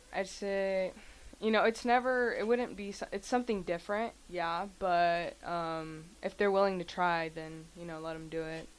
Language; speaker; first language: English; early bilingual, other home language; Spanish